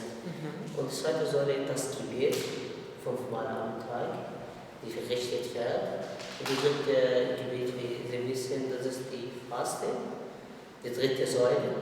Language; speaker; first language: German; non-native, learner; Arabic